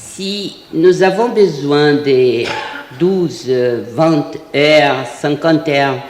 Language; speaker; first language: French; non-native, fluent; Portuguese